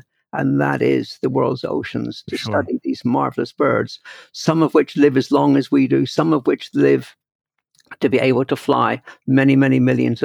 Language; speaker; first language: English; native; English